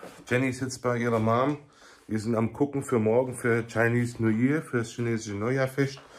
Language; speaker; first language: German; native; German